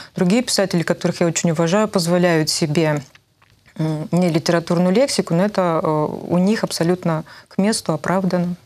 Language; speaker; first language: Russian; native; Russian